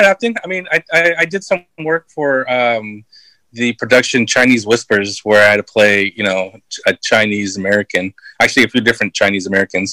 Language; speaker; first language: English; early bilingual, other home language; Filipino